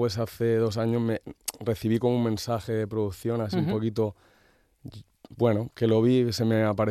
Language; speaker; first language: Catalan; native; Catalan